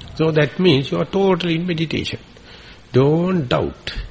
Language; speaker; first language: English; non-native, local second language; Sinhala